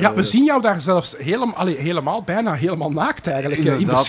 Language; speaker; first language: Dutch; native; Dutch